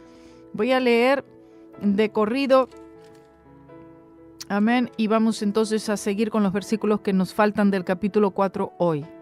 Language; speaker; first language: Spanish; native; Spanish